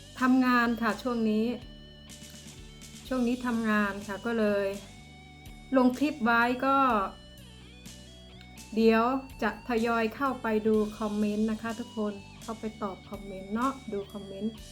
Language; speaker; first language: Thai; non-native, local second language; Northeastern Thai